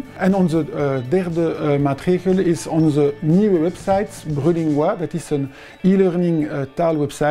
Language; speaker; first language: Dutch; non-native, local second language; French